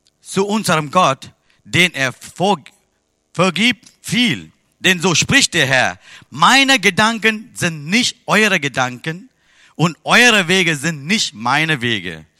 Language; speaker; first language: German; non-native, fluent; Tamil